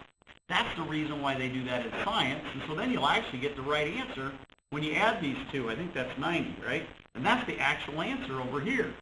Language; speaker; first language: English; native; English